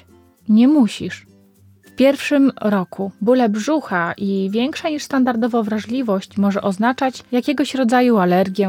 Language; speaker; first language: Polish; native; Polish